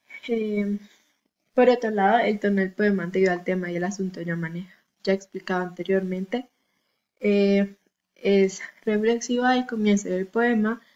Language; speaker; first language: Spanish; native; Spanish